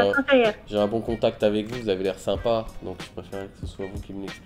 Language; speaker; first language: French; native; French